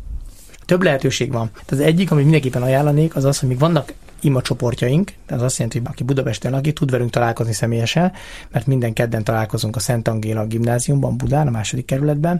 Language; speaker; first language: Hungarian; native; Hungarian